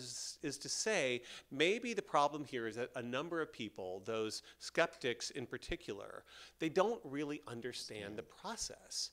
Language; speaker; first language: English; native; English